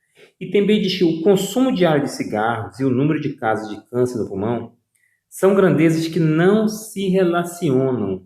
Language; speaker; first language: Portuguese; native; Portuguese